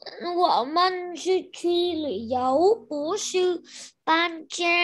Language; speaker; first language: Chinese; non-native, learner; Vietnamese